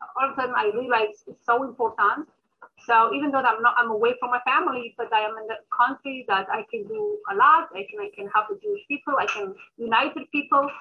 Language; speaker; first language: English; early bilingual, other home language; Amharic